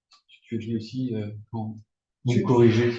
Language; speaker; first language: French; native; French